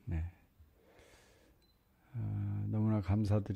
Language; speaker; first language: Korean; native; Korean